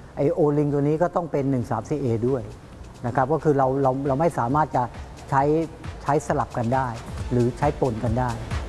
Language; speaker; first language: Thai; native; Thai